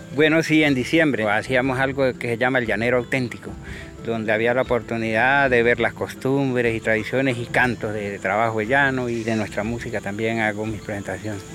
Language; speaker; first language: Spanish; native; Spanish